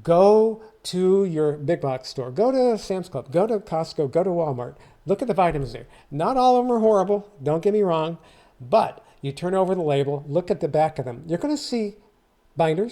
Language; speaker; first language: English; native; English